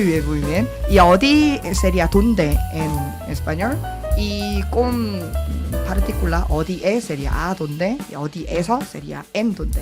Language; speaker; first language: Spanish; non-native, learner; Korean